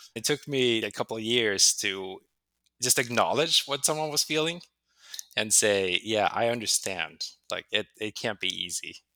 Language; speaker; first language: English; non-native, fluent; Swedish